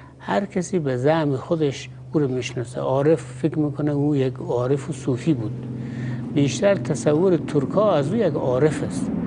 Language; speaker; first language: Persian; native; Persian